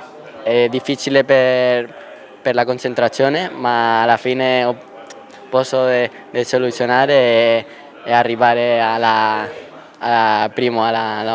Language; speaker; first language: Italian; non-native, learner; Spanish